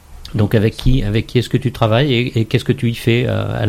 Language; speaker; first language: French; native; French